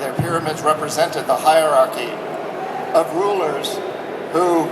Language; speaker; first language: English; native; English